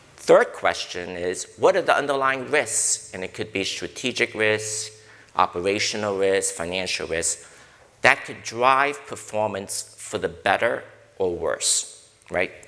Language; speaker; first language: English; native; English